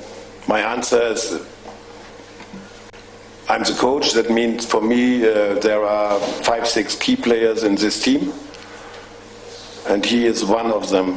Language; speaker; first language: English; non-native, fluent; German